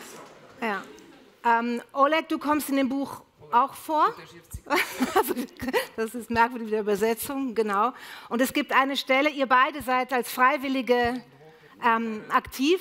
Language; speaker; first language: German; native; German